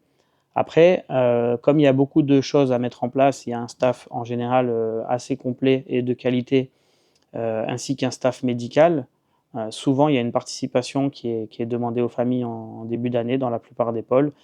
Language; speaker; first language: French; native; French